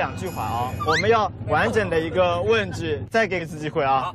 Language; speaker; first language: Chinese; native; Chinese